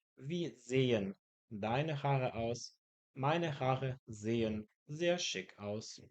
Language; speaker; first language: German; non-native, fluent; Polish